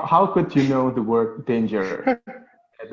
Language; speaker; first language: English; non-native, local second language; Indonesian